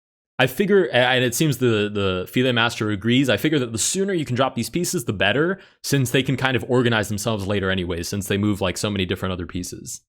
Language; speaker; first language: English; native; English